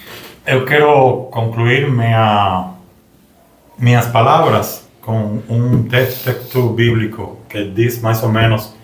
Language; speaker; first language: Portuguese; non-native, learner; Spanish